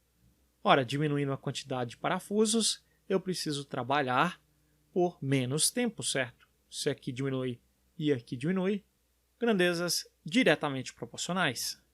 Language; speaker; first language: Portuguese; native; Portuguese